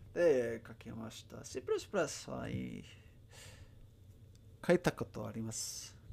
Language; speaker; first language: Japanese; non-native, learner; Spanish